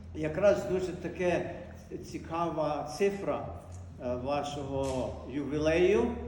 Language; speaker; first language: Ukrainian; native; Ukrainian